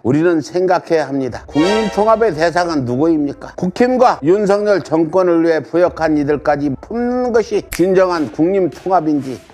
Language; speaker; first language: Korean; native; Korean